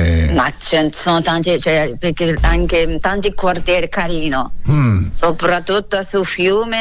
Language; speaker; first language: Italian; non-native, learner; Japanese